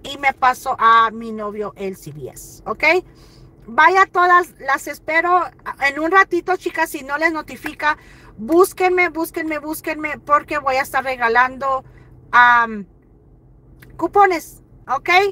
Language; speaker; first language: Spanish; native; Spanish